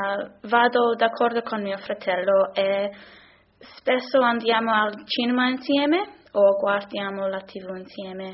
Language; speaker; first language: Italian; non-native, learner; English